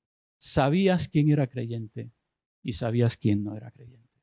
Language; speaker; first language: Spanish; native; Spanish